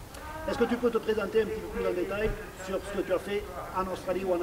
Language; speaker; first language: French; native; French